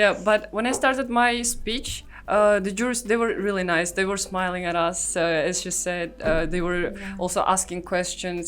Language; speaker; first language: English; non-native, fluent; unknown